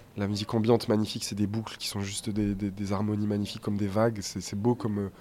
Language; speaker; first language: French; native; French